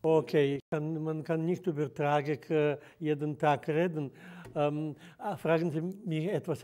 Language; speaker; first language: German; non-native, fluent; Russian